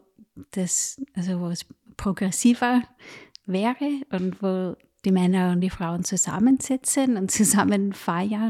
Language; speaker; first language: German; non-native, fluent; English